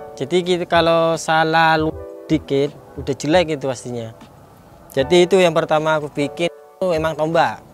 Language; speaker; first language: Indonesian; native; Indonesian